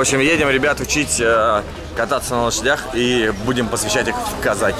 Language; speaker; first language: Russian; native; Russian